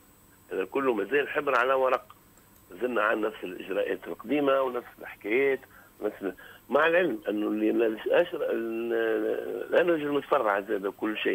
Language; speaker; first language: Arabic; native; Arabic